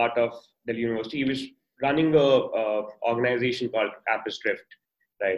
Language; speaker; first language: English; non-native, local second language; Hindi